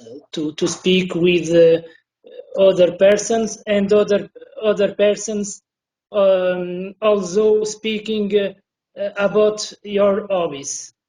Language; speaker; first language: English; non-native, learner; Portuguese